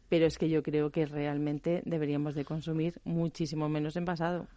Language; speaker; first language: Spanish; non-native, fluent; German